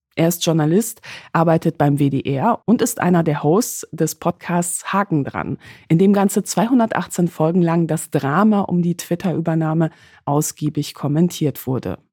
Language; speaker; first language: German; early bilingual, other home language; Polish